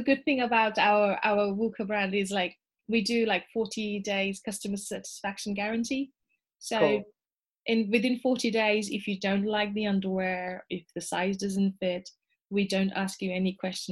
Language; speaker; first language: English; non-native, local second language; Nepali